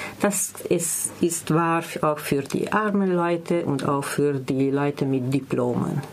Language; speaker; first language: German; non-native, learner; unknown